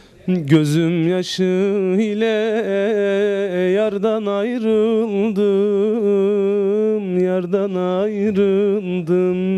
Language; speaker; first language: Turkish; native; Turkish